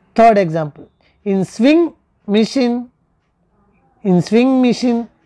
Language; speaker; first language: English; non-native, local second language; Telugu